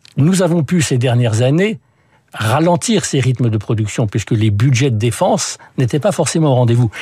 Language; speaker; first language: French; early bilingual, other home language; English